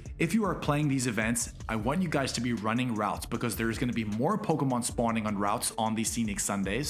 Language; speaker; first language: English; native; English